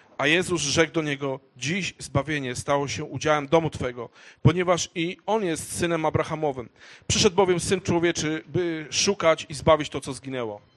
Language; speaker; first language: Polish; native; Polish